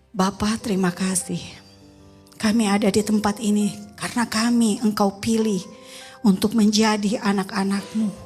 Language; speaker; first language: Indonesian; native; Indonesian